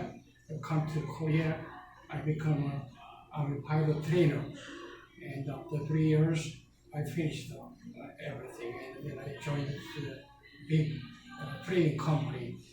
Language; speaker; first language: English; non-native, learner; Korean